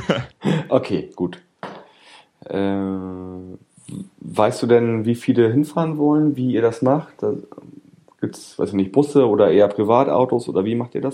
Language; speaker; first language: German; native; German